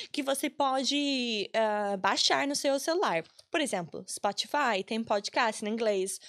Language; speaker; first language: Portuguese; non-native, fluent; English